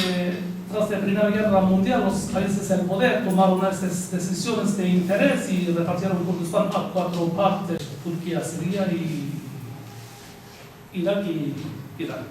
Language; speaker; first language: Spanish; non-native, fluent; Kurdish